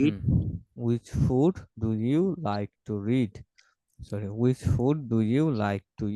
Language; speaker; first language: English; non-native, fluent; Bangla